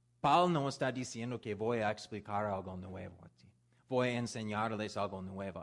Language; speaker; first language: Spanish; non-native, learner; English